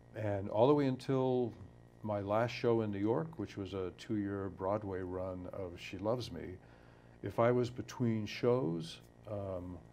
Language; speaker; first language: English; native; English